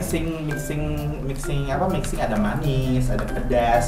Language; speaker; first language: Indonesian; native; Indonesian